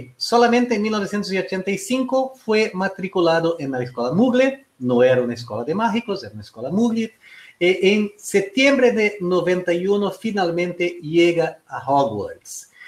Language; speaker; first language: Spanish; non-native, fluent; Portuguese